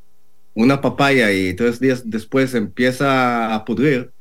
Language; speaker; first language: Spanish; non-native, learner; Hebrew